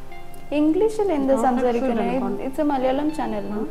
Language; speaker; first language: Malayalam; non-native, learner; Tamil